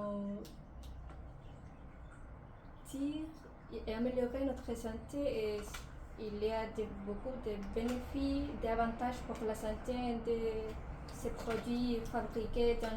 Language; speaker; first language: French; non-native, learner; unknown